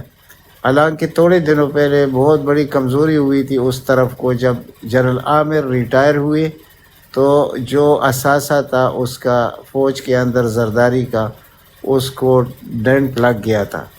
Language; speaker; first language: Urdu; native; Urdu